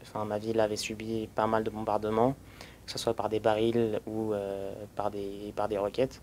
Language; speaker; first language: French; early bilingual, other home language; Arabic